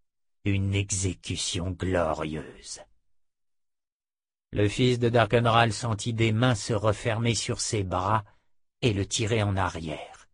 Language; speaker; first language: French; native; French